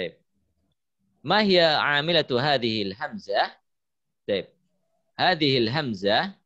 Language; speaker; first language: Arabic; non-native, fluent; Indonesian